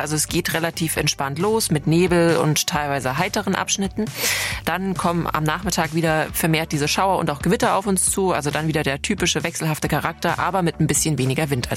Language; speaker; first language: German; native; German